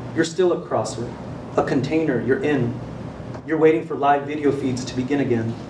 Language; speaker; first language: English; native; English